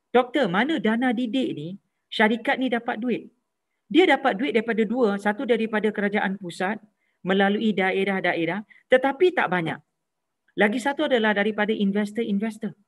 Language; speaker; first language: Malay; native; Malay